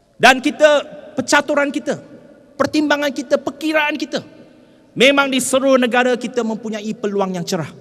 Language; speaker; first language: Malay; non-native, local second language; Chinese